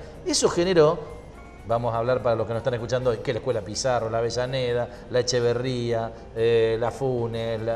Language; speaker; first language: Spanish; native; Spanish